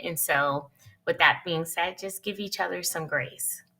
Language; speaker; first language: English; native; English